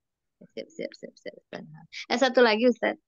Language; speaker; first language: Malay; native; Malay